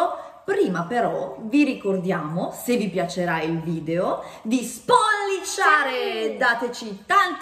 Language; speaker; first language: Italian; native; Italian